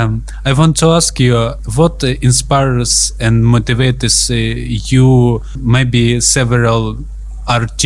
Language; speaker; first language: English; non-native, learner; Russian